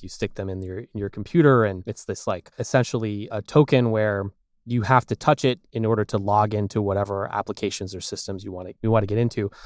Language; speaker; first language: English; native; English